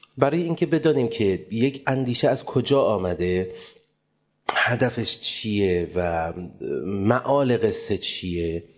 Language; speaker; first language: Persian; native; Persian